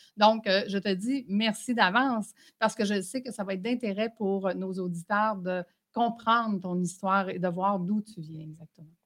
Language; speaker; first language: French; native; French